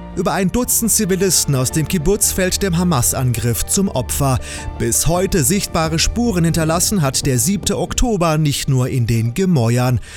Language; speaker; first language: German; native; German